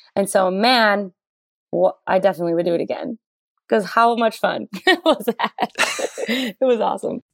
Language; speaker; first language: English; native; English